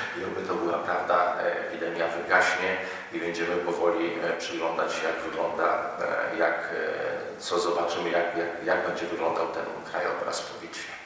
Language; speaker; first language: Polish; native; Polish